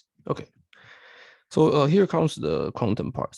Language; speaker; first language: English; non-native, fluent; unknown